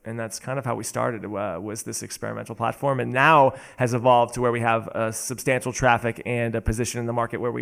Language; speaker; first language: English; native; English